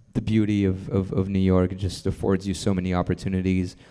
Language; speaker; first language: English; non-native, fluent; French